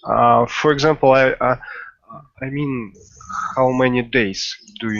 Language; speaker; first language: English; non-native, learner; Russian